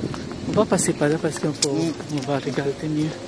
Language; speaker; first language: French; non-native, learner; Filipino